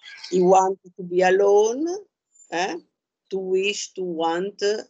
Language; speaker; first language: English; non-native, learner; Italian